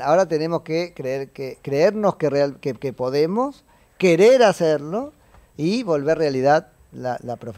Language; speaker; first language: Spanish; native; Spanish